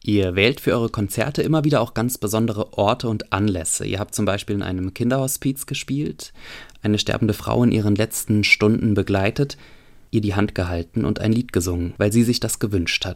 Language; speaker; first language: German; native; German